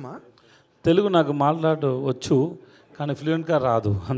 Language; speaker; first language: Telugu; non-native, learner; Tamil